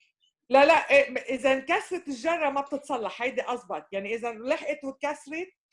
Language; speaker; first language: Arabic; native; Arabic